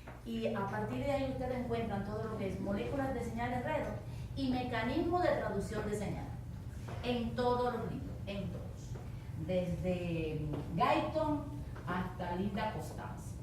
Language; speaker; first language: Spanish; native; Spanish